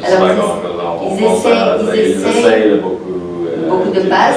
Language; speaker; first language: French; non-native, fluent; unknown